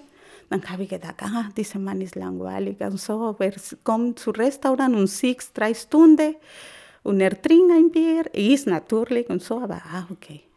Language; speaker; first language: German; non-native, learner; Spanish